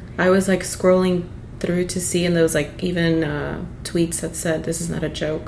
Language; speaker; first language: English; early bilingual, other home language; Spanish